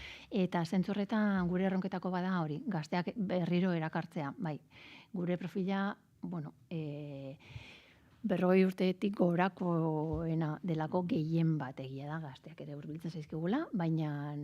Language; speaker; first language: Basque; native; Basque